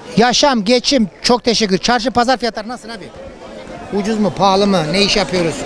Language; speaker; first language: Turkish; native; Turkish